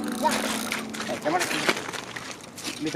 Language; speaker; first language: French; native; French